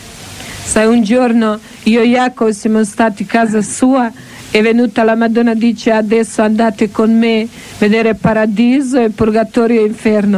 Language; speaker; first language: Italian; non-native, learner; Croatian